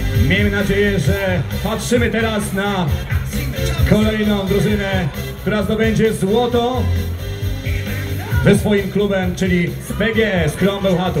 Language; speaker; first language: Polish; native; Polish